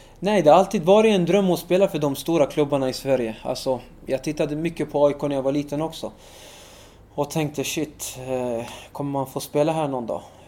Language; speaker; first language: Swedish; early bilingual, other home language; Arabic